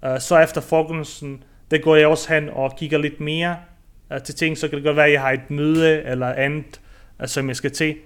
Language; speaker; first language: Danish; early bilingual, other home language; Bosnian